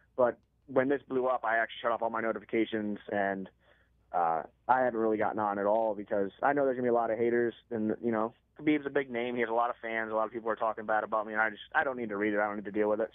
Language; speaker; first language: English; native; English